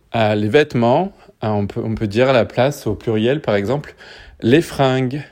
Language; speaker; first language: French; native; French